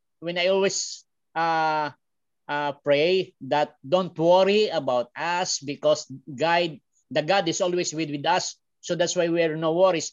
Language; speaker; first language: English; non-native, learner; Filipino